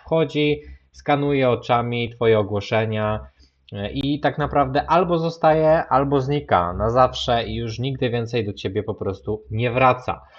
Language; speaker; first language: Polish; native; Polish